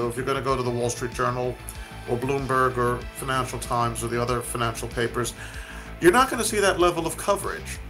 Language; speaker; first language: English; native; English